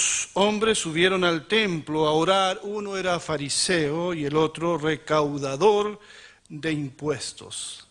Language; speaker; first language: Spanish; native; Spanish